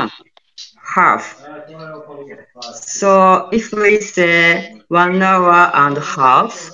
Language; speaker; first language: English; non-native, learner; Japanese